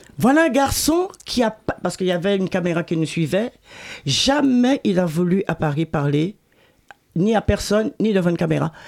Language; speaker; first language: French; native; French